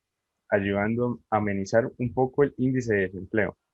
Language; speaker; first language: Spanish; native; Spanish